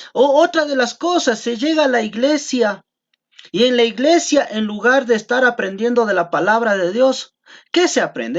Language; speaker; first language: Spanish; native; Spanish